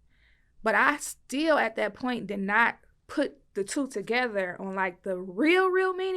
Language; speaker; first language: English; native; English